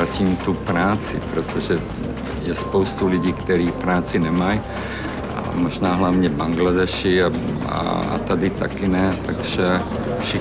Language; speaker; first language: Czech; non-native, local second language; Slovak